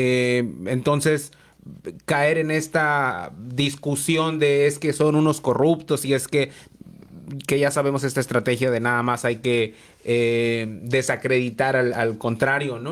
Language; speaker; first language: Spanish; native; Spanish